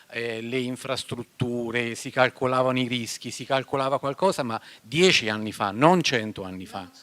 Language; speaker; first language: Italian; native; Italian